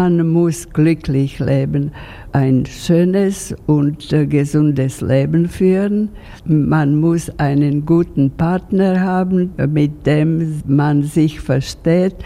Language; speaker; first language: German; non-native, fluent; Slovak